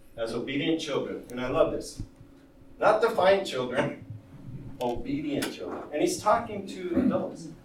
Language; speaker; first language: English; native; English